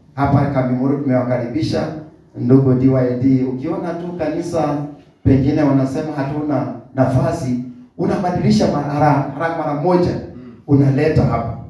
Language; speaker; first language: Swahili; native; Swahili